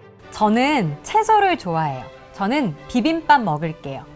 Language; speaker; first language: Korean; early bilingual, heritage; Korean